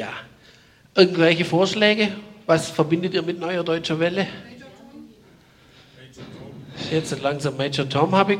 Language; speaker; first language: German; native; German